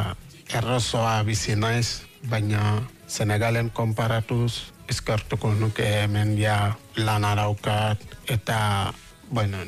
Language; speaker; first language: Basque; non-native, fluent; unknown